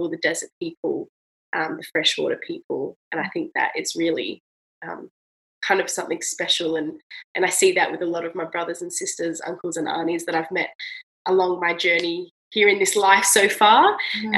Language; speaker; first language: English; native; English